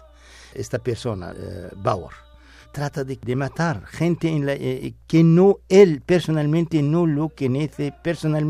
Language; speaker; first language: Spanish; non-native, fluent; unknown